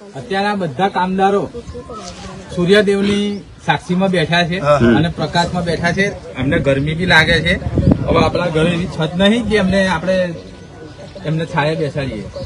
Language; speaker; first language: Gujarati; native; Gujarati